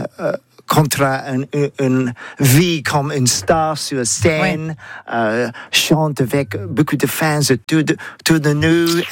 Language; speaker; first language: French; non-native, learner; English